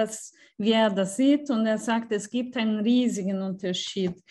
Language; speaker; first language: German; non-native, fluent; Portuguese